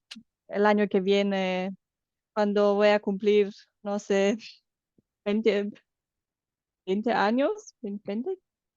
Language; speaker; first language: Spanish; non-native, fluent; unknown